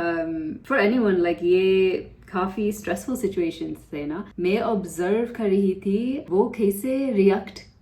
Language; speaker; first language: Hindi; non-native, learner; English